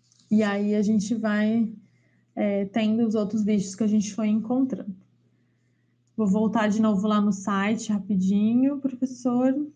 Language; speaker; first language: Portuguese; native; Portuguese